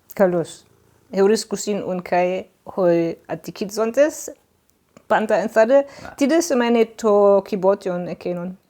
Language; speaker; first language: Greek; non-native, fluent; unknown